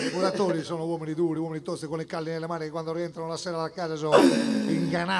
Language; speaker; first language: Italian; native; Italian